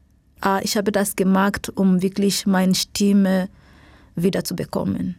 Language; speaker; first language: German; non-native, learner; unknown